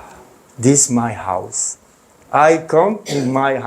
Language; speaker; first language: English; non-native, learner; Italian